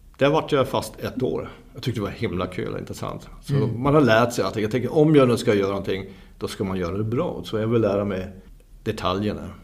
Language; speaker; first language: Swedish; non-native, fluent; German